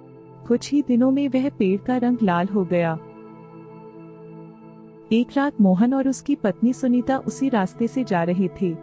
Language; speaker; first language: Hindi; native; Hindi